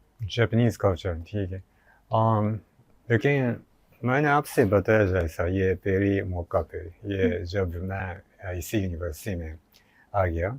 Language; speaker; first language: Hindi; non-native, learner; Japanese